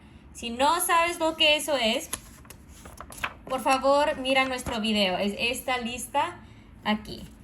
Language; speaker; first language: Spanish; non-native, fluent; English